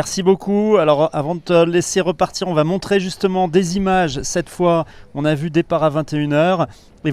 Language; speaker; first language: French; native; French